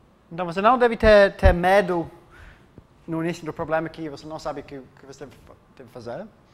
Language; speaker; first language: Portuguese; non-native, fluent; English